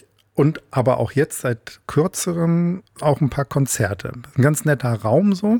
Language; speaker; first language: German; native; German